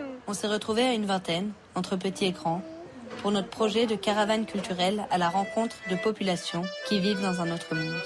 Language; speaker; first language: French; native; French